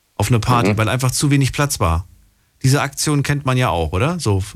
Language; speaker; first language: German; native; German